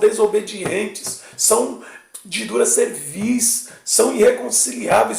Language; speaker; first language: Portuguese; native; Portuguese